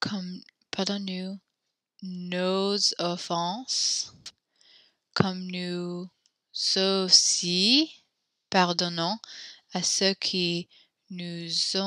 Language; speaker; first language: French; non-native, learner; English